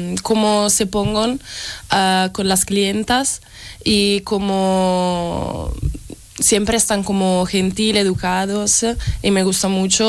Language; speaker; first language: Spanish; non-native, learner; Italian